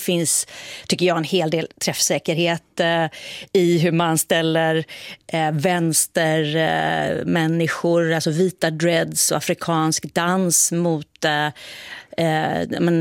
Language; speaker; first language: Swedish; native; Swedish